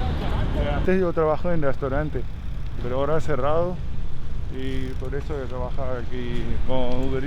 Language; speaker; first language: Spanish; non-native, learner; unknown